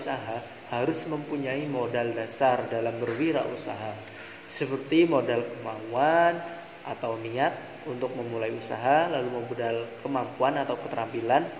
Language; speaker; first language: Indonesian; native; Indonesian